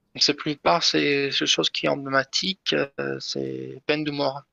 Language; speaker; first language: French; non-native, learner; Persian